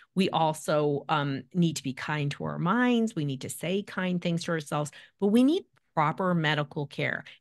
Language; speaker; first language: English; native; English